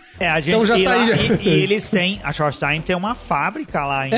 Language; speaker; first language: Portuguese; native; Portuguese